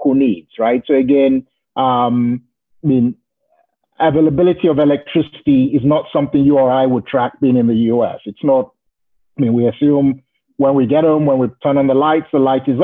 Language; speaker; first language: English; non-native, local second language; Yoruba